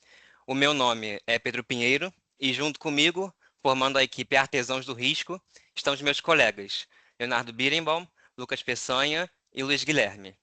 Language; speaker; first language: Portuguese; native; Portuguese